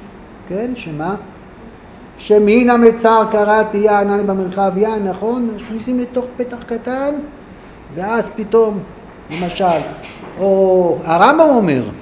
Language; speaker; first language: Hebrew; native; Hebrew